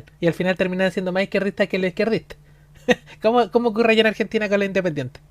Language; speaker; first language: Spanish; native; Spanish